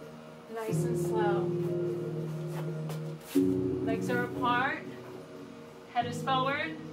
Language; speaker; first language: English; native; English